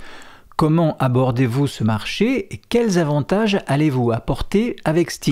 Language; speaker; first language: French; native; French